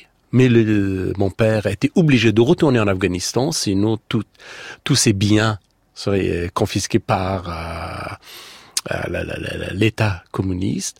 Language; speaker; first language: French; non-native, fluent; Persian